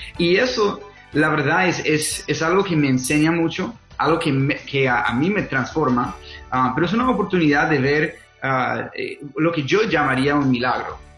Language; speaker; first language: Spanish; non-native, fluent; English